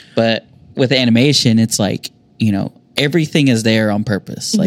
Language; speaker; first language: English; native; English